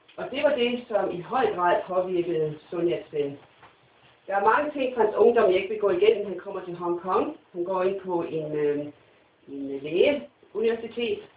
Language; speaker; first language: Danish; non-native, fluent; English